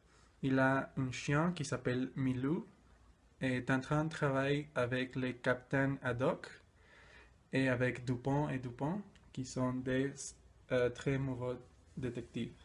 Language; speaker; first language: French; non-native, learner; Spanish